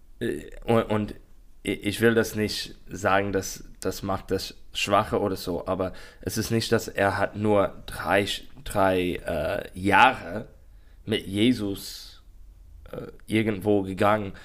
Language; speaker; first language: German; non-native, learner; English